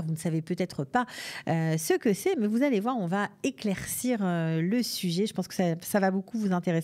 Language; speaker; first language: French; native; French